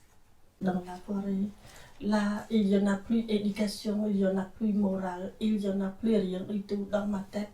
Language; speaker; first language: French; non-native, fluent; Khmer